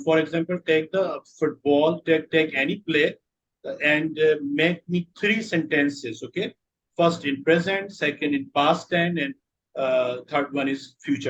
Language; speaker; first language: English; non-native, local second language; Urdu